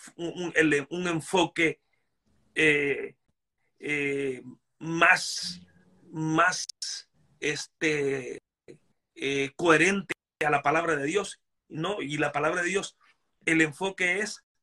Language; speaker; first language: Spanish; native; Spanish